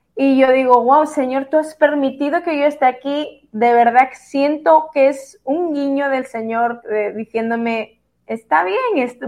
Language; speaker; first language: Spanish; native; Spanish